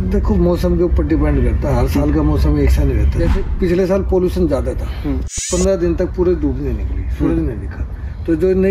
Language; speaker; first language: Hindi; native; Hindi